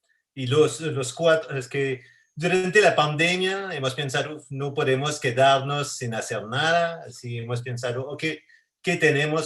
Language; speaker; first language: Spanish; non-native, fluent; French